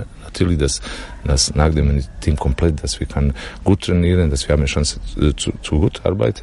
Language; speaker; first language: German; non-native, learner; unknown